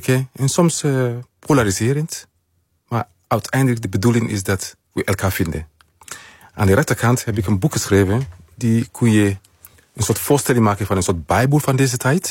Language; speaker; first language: Dutch; non-native, fluent; Mandingo